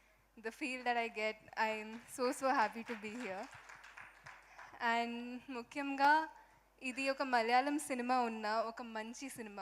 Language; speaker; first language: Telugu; non-native, fluent; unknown